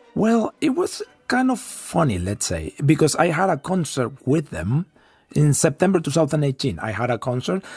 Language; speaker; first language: English; non-native, fluent; Spanish